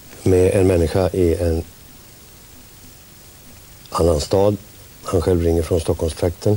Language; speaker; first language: Swedish; native; Swedish